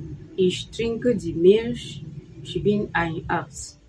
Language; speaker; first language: German; non-native, fluent; French